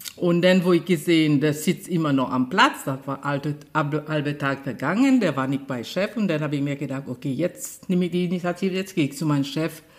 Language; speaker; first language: German; non-native, fluent; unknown